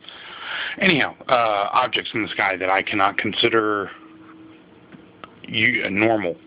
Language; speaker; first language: English; native; English